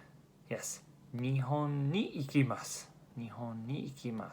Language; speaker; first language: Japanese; non-native, fluent; English